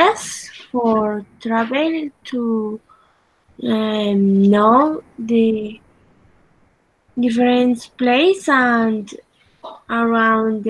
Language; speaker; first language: English; non-native, learner; Spanish